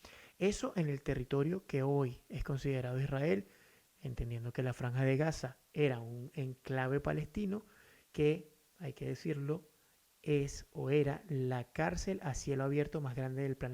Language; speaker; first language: Spanish; native; Spanish